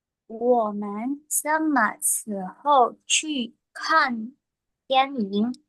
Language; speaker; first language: Chinese; non-native, learner; Indonesian